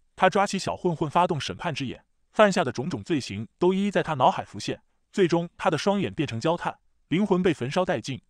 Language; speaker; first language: Chinese; native; Chinese